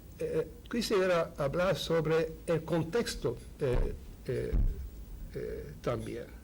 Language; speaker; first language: Spanish; non-native, fluent; Hungarian